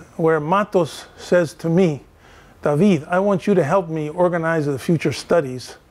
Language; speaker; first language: English; early bilingual, other home language; Spanish